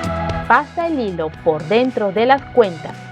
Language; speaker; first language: Spanish; native; Spanish